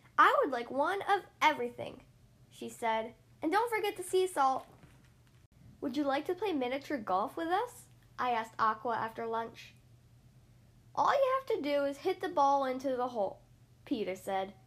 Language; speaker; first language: English; native; English